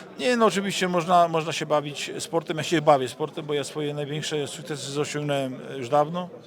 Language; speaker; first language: Polish; native; Polish